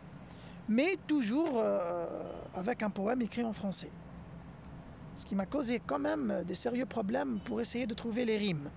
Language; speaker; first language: French; non-native, local second language; Arabic